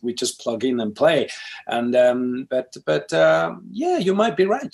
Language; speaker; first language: English; non-native, fluent; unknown